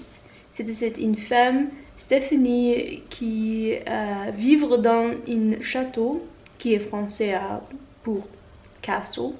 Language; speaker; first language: French; non-native, learner; Norwegian